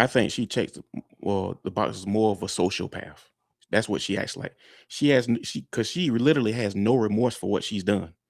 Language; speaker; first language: English; native; English